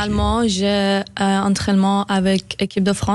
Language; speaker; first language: French; non-native, learner; Persian